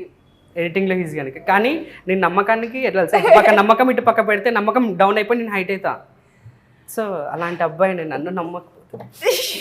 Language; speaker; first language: Telugu; native; Telugu